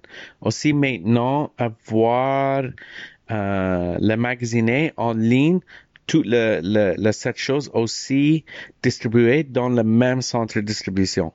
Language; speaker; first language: French; non-native, learner; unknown